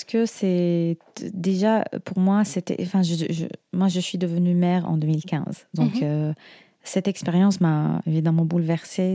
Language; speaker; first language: French; non-native, fluent; Arabic